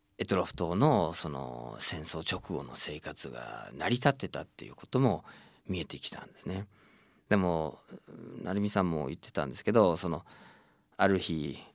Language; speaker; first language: Japanese; non-native, fluent; English